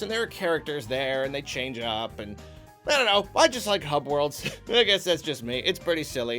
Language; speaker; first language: English; native; English